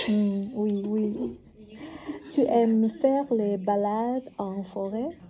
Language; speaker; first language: French; non-native, learner; Vietnamese